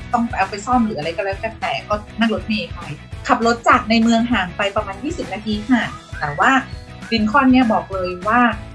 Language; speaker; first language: Thai; native; Thai